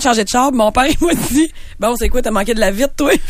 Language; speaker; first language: French; native; French